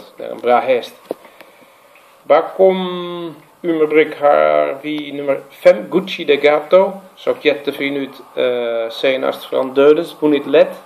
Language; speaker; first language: Swedish; non-native, fluent; Dutch